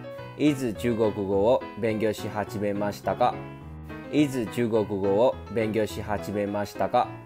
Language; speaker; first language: Japanese; non-native, fluent; Chinese